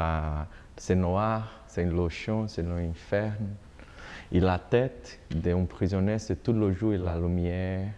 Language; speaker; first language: French; non-native, learner; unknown